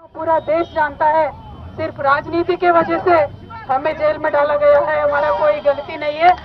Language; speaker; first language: Hindi; non-native, local second language; Telugu